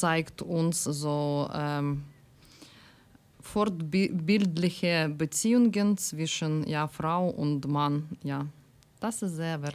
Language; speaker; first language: German; non-native, learner; Ukrainian